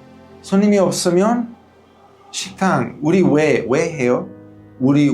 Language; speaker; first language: Korean; non-native, learner; Italian